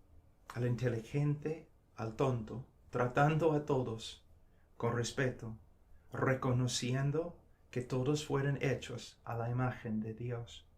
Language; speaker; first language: Spanish; non-native, fluent; English